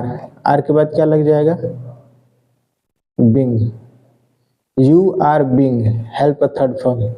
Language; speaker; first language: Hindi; native; Hindi